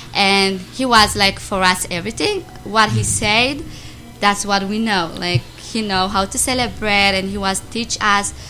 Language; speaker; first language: English; non-native, learner; Amharic